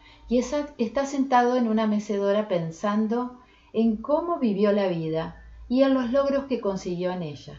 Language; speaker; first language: Spanish; native; Spanish